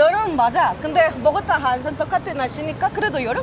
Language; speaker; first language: Korean; non-native, learner; Spanish